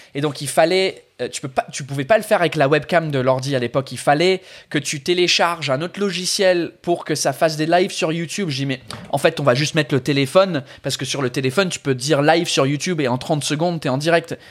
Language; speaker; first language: French; non-native, fluent; English